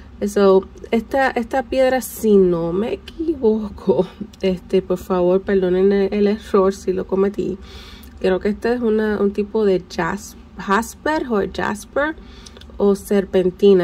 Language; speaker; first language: Spanish; native; Spanish